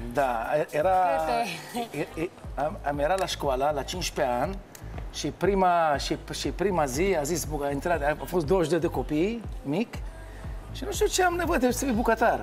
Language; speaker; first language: Romanian; non-native, learner; Hebrew